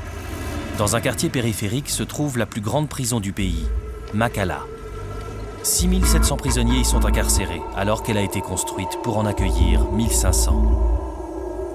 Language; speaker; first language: French; native; French